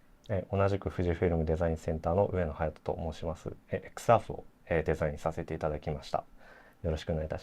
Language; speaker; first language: Japanese; native; Japanese